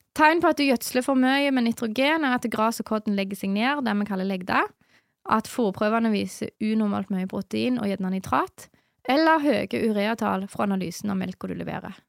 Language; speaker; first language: Norwegian; native; Norwegian